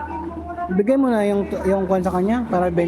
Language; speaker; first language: Filipino; non-native, local second language; Cebuano